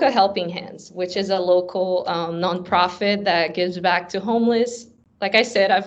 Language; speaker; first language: English; early bilingual, other home language; Portuguese